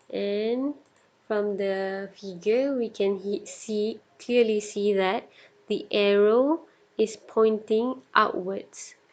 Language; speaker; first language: English; non-native, local second language; Malay